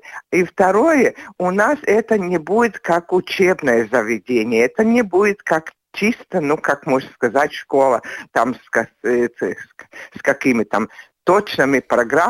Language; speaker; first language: Russian; non-native, local second language; Latvian